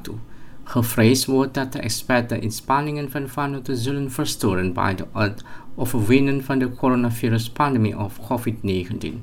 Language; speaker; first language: Dutch; non-native, learner; Indonesian